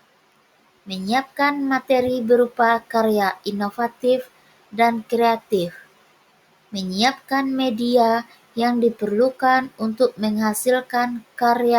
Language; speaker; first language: Indonesian; native; Indonesian